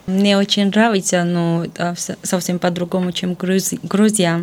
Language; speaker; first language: Russian; non-native, fluent; Georgian